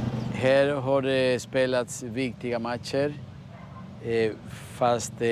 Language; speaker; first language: Swedish; early bilingual, heritage; Swedish